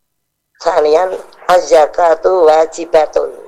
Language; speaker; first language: Arabic; non-native, learner; Indonesian